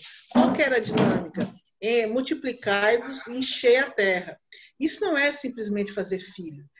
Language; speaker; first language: Portuguese; native; Portuguese